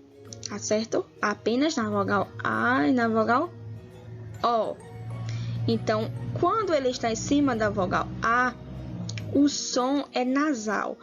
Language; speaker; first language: Portuguese; native; Portuguese